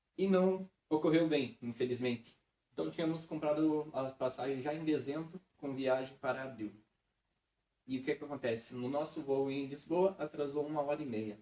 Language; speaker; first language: Portuguese; native; Portuguese